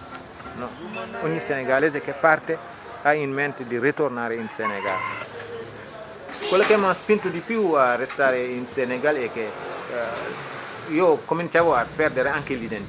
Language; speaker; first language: Italian; non-native, fluent; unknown